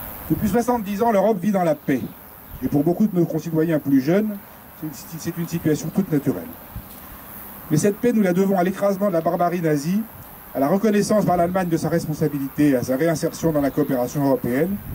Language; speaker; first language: French; native; French